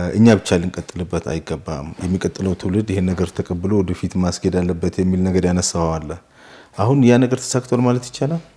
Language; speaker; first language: Amharic; native; Amharic